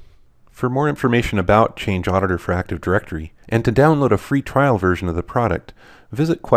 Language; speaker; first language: English; native; English